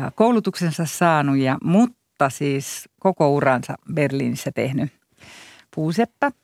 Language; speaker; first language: Finnish; native; Finnish